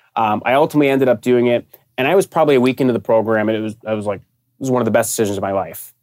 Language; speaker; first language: English; native; English